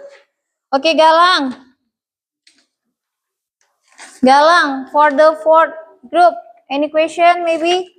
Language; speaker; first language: English; non-native, learner; Indonesian